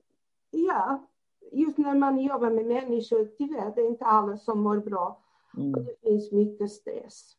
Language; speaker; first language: Swedish; non-native, fluent; Portuguese